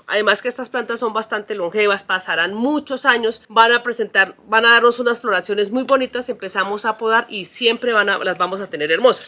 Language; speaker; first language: Spanish; native; Spanish